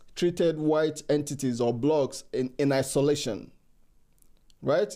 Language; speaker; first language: English; non-native, local second language; Igbo